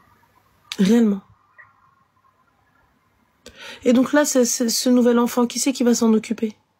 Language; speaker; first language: French; native; French